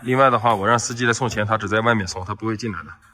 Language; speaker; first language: Chinese; native; Chinese